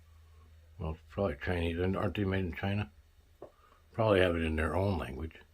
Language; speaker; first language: English; native; English